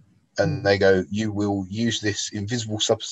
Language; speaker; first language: English; native; English